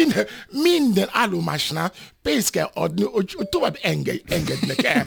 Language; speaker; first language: Hungarian; non-native, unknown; Yoruba